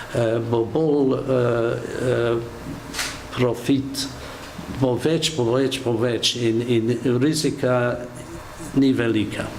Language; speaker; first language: Slovenian; non-native, learner; English